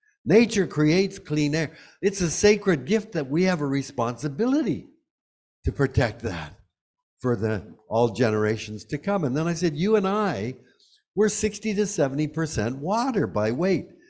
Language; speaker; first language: English; native; English